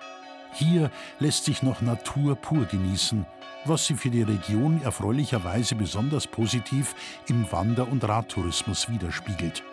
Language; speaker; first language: German; native; German